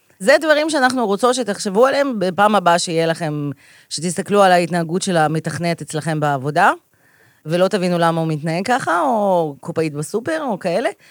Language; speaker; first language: Hebrew; early bilingual, other home language; Russian